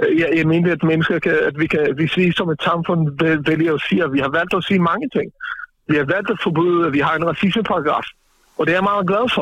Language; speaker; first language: Danish; non-native, fluent; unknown